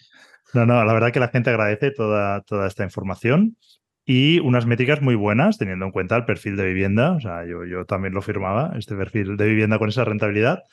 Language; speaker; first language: Spanish; native; Spanish